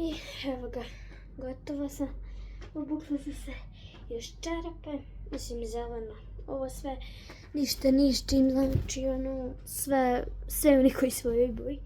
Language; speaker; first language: Bosnian; early bilingual, heritage; Bosnian